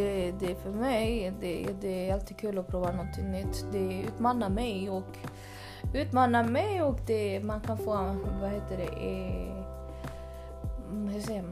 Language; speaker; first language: Swedish; early bilingual, other home language; Spanish